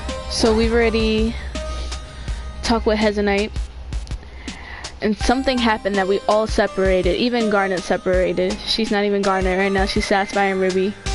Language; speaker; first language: English; early bilingual, other home language; Spanish